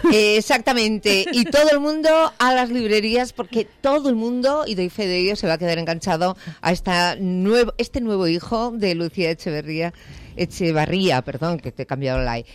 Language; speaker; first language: Spanish; native; Spanish